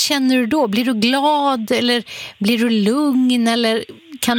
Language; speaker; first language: Swedish; native; Swedish